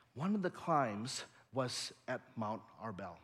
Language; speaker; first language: English; early bilingual, other home language; Indonesian